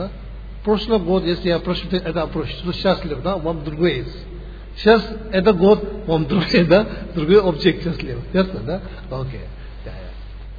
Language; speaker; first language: Russian; non-native, learner; Tibetan